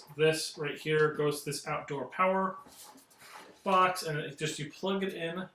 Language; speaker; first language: English; native; English